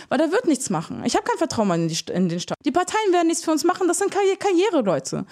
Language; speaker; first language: German; early bilingual, other home language; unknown